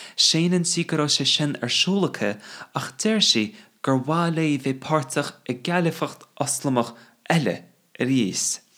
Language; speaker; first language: Irish; non-native, fluent; English